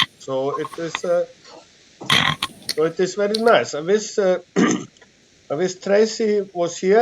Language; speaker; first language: English; non-native, fluent; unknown